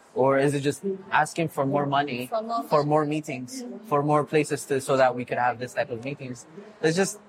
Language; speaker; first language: English; non-native, fluent; Amharic